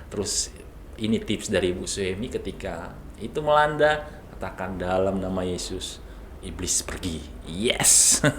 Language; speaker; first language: Indonesian; native; Indonesian